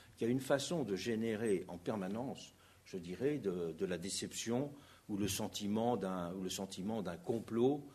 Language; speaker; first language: French; native; French